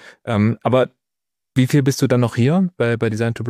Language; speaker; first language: German; native; German